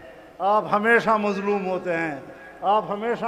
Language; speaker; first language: Urdu; non-native, local second language; Pashto